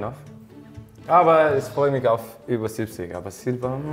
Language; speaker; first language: German; non-native, learner; Danish